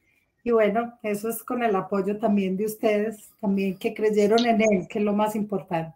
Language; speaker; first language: Spanish; native; Spanish